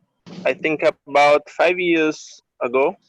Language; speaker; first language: English; non-native, learner; Portuguese